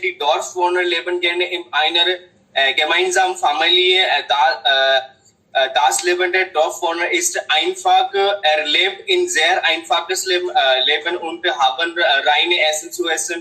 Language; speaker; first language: German; non-native, learner; Hindi